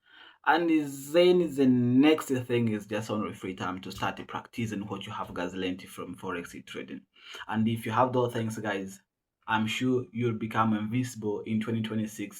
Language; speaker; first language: English; non-native, local second language; Swahili